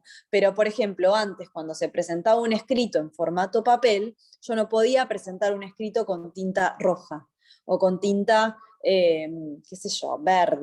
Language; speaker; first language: Spanish; native; Spanish